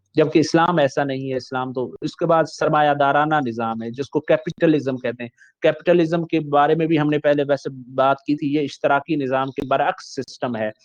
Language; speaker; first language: Urdu; non-native, local second language; Punjabi